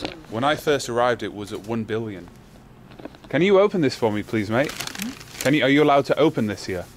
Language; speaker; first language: English; native; English